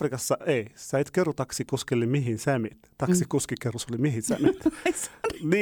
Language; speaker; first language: Finnish; non-native, fluent; Arabic